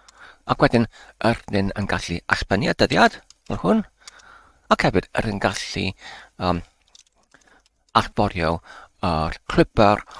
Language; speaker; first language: Welsh; non-native, learner; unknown